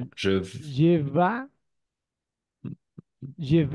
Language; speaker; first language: French; non-native, learner; Spanish